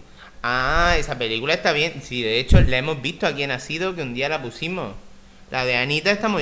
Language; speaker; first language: Spanish; native; Spanish